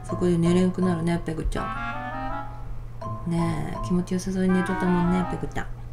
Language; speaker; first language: Japanese; native; Japanese